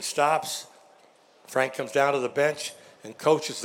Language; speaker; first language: English; native; English